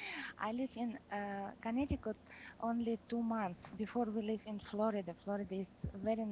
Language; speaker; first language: English; non-native, learner; Russian